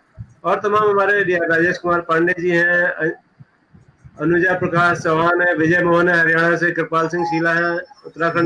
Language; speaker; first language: Hindi; native; Hindi